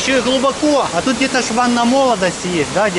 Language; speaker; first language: Russian; native; Russian